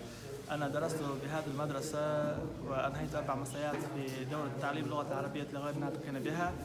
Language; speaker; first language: Arabic; non-native, fluent; Chechen